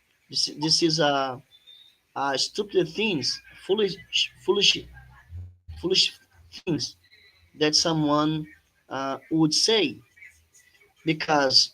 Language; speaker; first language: English; non-native, fluent; Portuguese